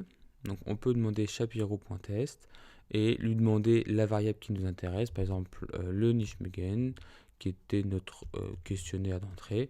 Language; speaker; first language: French; native; French